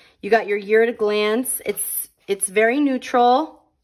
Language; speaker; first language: English; native; English